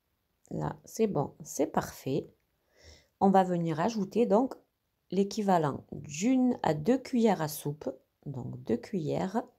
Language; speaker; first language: French; native; French